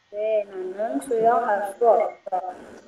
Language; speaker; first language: Korean; non-native, learner; Indonesian